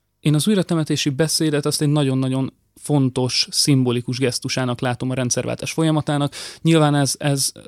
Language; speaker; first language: Hungarian; native; Hungarian